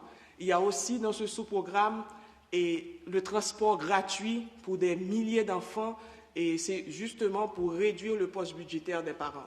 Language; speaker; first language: French; non-native, local second language; Haitian Creole